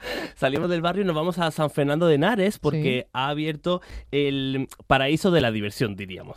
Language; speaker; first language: Spanish; native; Spanish